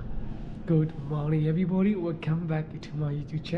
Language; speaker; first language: English; non-native, learner; Burmese